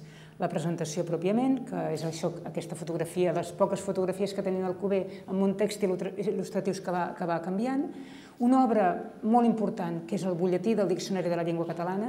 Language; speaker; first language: Catalan; native; Catalan